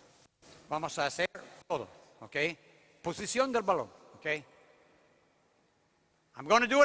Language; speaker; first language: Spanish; non-native, learner; English